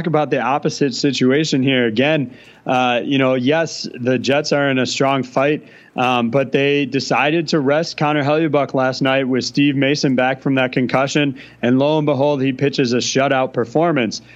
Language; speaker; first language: English; native; English